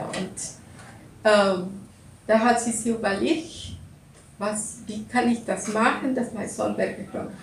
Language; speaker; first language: German; non-native, learner; Russian